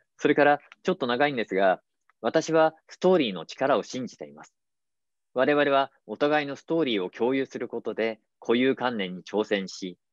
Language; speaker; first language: Japanese; native; Japanese